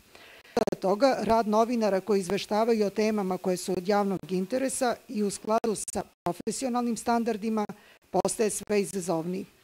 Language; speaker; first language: Bosnian; native; Bosnian